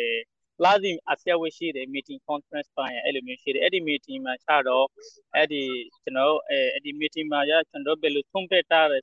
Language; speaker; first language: Burmese; non-native, local second language; Rohingya